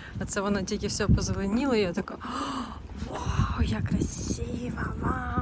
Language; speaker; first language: Ukrainian; non-native, local second language; Russian